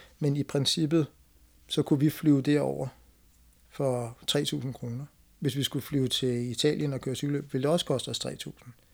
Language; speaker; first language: Danish; native; Danish